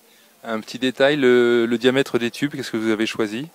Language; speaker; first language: French; native; French